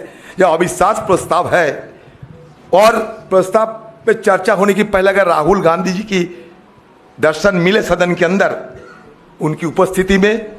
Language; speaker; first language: Hindi; non-native, local second language; Bangla